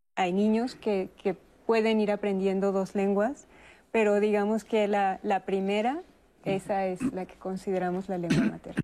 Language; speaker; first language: Spanish; native; Spanish